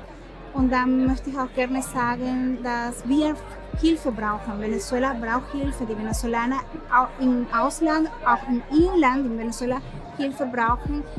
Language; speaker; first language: German; non-native, learner; Spanish